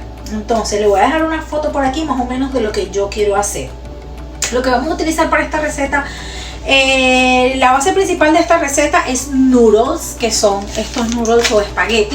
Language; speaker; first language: Spanish; native; Spanish